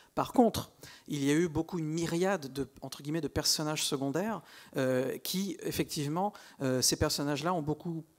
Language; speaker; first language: French; native; French